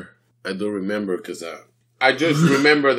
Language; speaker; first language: English; non-native, fluent; Spanish